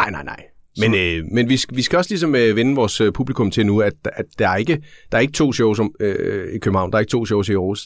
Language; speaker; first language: Danish; native; Danish